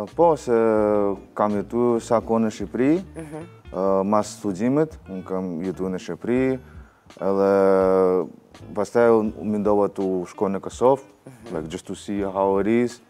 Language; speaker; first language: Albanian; non-native, learner; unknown